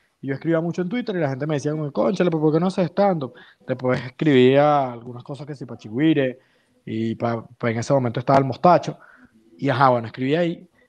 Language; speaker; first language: Spanish; native; Spanish